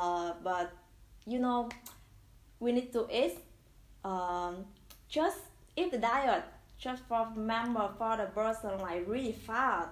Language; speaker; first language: English; non-native, learner; Vietnamese